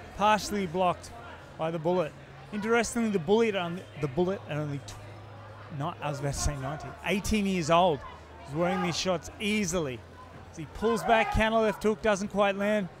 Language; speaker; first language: English; native; English